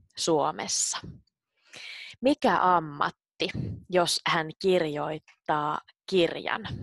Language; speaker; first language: Finnish; native; Finnish